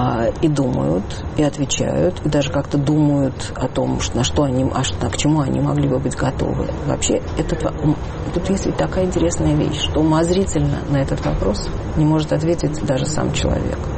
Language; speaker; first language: Russian; native; Russian